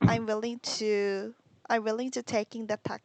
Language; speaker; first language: English; non-native, learner; Korean